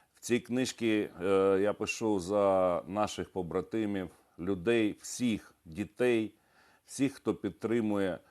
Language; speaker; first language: Ukrainian; non-native, local second language; Russian